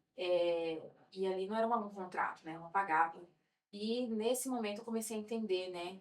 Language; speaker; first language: Portuguese; native; Portuguese